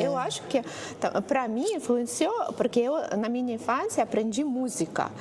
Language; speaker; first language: Portuguese; non-native, fluent; Russian